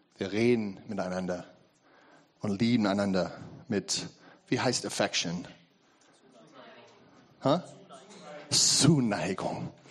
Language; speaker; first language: German; non-native, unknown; English